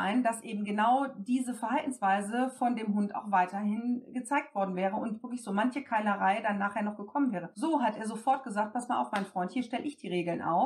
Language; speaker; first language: German; native; German